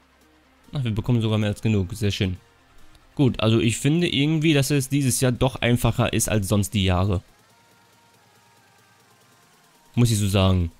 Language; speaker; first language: German; native; German